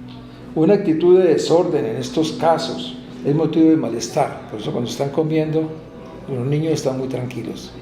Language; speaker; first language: Spanish; native; Spanish